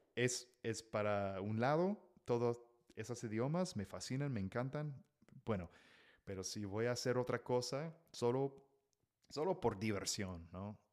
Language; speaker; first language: Spanish; non-native, fluent; English